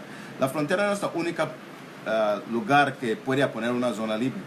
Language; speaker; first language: Spanish; non-native, local second language; English